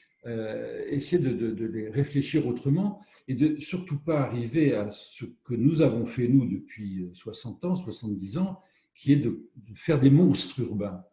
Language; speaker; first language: French; native; French